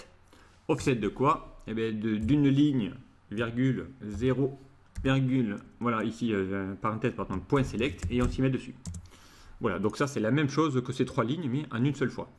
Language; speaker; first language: French; native; French